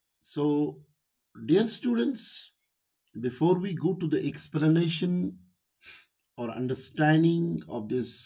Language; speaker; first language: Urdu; non-native, local second language; Kashmiri